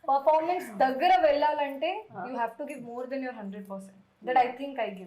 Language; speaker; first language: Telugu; non-native, local second language; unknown